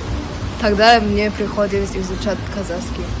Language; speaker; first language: Russian; non-native, local second language; English